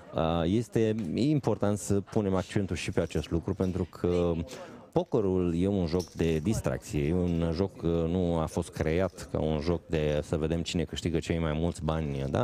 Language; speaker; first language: Romanian; native; Romanian